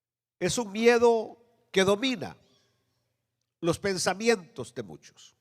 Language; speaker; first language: Spanish; native; Spanish